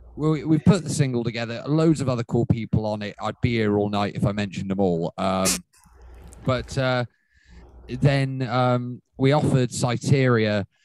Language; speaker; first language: English; native; English